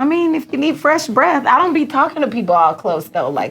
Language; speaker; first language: English; native; English